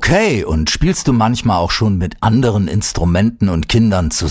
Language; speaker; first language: German; native; German